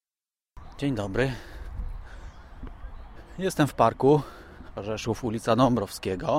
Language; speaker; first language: Polish; native; Polish